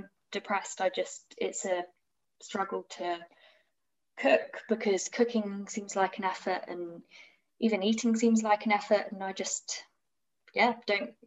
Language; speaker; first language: English; native; English